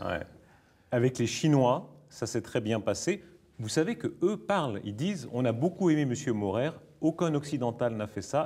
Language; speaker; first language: French; native; French